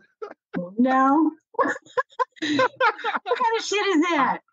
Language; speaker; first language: English; native; English